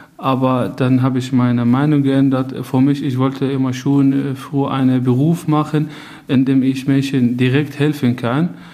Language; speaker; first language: German; non-native, fluent; Arabic